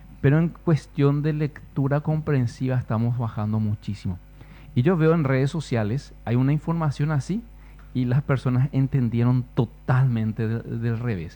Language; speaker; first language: Spanish; native; Spanish